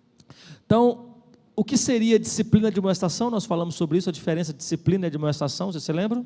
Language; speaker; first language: Portuguese; native; Portuguese